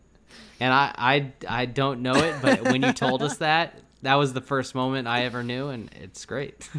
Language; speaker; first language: English; native; English